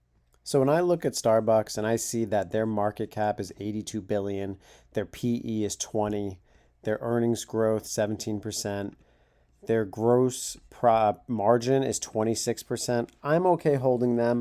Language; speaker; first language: English; native; English